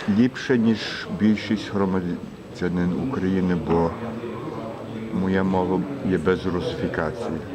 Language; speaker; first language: Ukrainian; early bilingual, heritage; Ukrainian